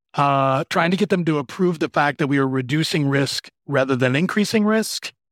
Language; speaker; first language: English; native; English